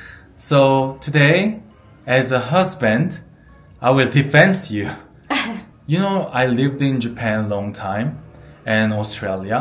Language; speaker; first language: English; non-native, fluent; Korean